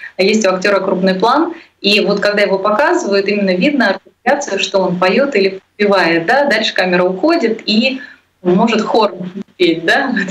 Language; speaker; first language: Russian; native; Russian